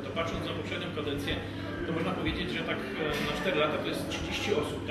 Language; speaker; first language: Polish; native; Polish